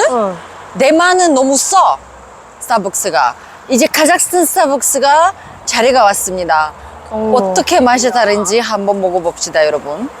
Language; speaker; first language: Korean; non-native, fluent; Uzbek